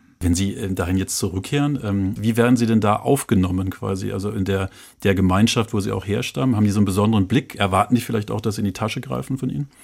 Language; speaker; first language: German; native; German